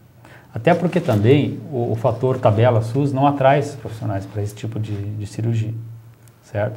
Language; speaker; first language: Portuguese; native; Portuguese